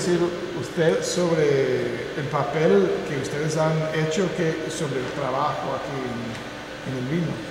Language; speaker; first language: Spanish; non-native, fluent; English